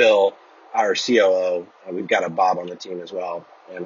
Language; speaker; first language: English; native; English